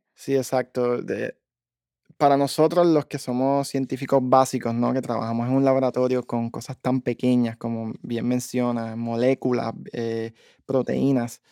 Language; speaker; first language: Spanish; native; Spanish